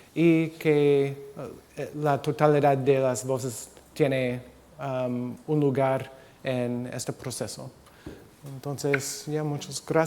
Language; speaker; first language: Spanish; non-native, fluent; English